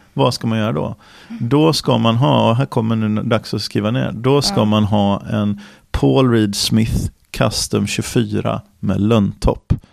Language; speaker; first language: Swedish; native; Swedish